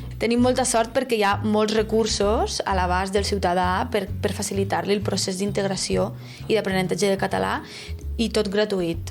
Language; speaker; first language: Catalan; native; Catalan